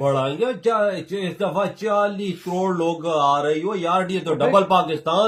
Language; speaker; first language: Hindi; native; Hindi